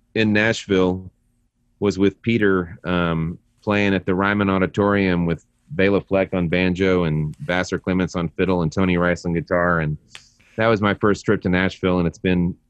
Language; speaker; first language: English; native; English